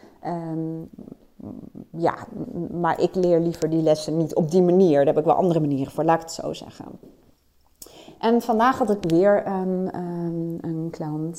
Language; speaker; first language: Dutch; native; Dutch